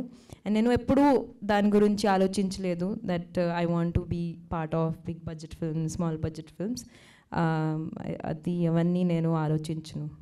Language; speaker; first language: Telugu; non-native, fluent; Hindi